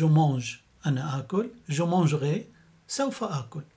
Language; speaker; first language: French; non-native, fluent; Arabic